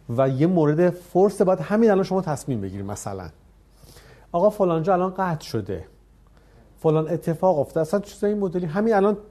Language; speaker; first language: Persian; native; Persian